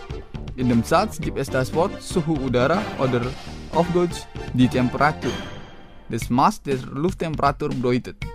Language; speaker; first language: German; non-native, fluent; Indonesian